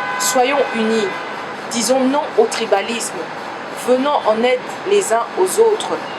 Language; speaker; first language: French; non-native, local second language; Lingala